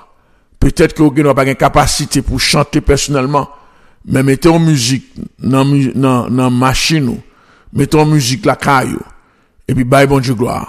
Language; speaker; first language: French; non-native, local second language; Haitian Creole